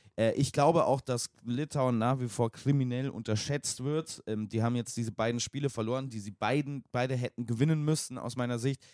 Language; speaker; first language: German; native; German